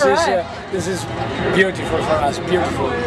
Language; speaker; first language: English; non-native, learner; Italian